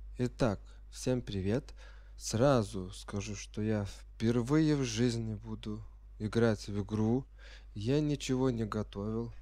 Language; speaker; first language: Russian; non-native, fluent; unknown